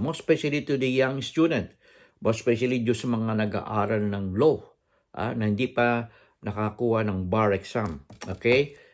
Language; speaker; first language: Filipino; native; Filipino